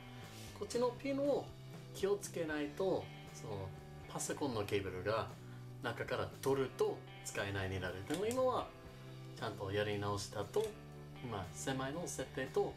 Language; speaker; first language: Japanese; non-native, learner; English